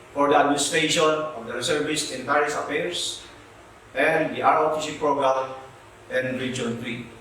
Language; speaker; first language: English; non-native, local second language; Filipino